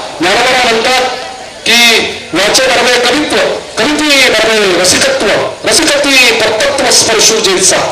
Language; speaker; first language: Marathi; non-native, local second language; Urdu